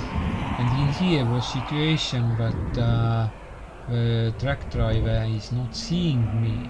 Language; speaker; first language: English; non-native, learner; Estonian